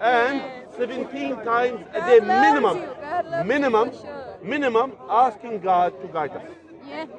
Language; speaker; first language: English; non-native, fluent; Arabic